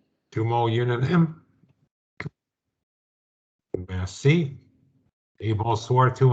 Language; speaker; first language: French; non-native, learner; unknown